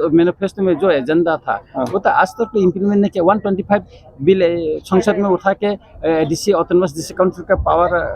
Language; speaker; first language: Hindi; non-native, local second language; Kok Borok